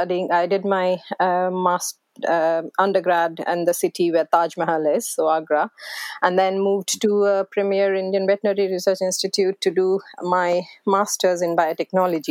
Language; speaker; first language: English; non-native, local second language; Hindi